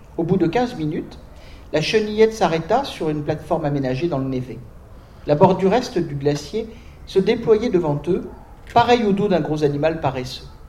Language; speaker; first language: French; native; French